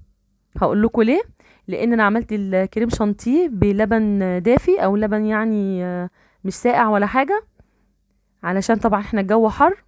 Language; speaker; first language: Arabic; native; Arabic